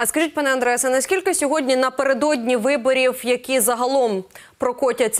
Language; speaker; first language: Ukrainian; native; Ukrainian